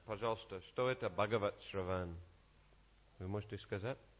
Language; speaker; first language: Russian; non-native, learner; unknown